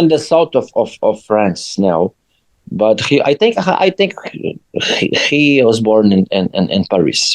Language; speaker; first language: English; non-native, learner; Portuguese